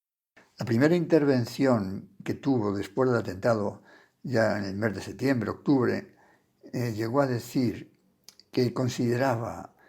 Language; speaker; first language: Spanish; native; Spanish